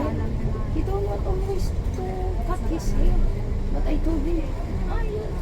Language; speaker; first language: English; non-native, learner; Filipino